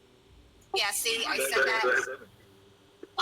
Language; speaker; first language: English; native; English